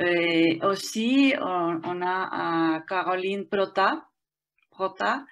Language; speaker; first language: French; non-native, fluent; Spanish